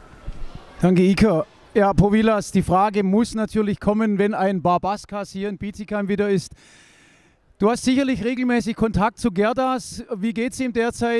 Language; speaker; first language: German; native; German